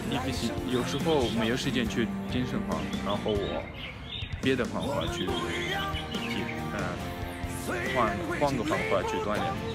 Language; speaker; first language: Chinese; non-native, fluent; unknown